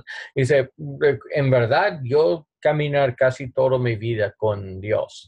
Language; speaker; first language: Spanish; non-native, learner; English